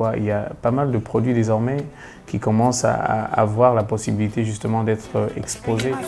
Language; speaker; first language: French; non-native, local second language; Basaa